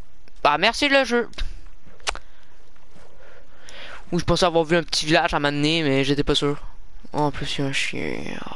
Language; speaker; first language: French; native; French